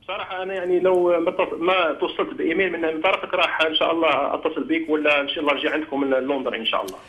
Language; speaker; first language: Arabic; native; Arabic